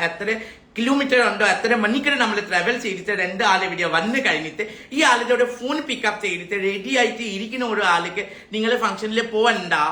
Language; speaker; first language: Malayalam; non-native, local second language; Hindi